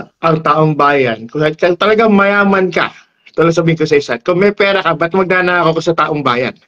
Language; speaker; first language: Filipino; non-native, local second language; Iloko